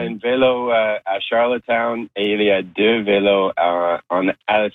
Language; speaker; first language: French; non-native, learner; English